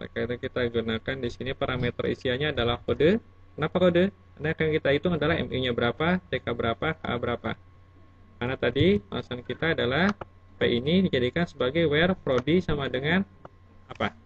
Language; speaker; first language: Indonesian; native; Indonesian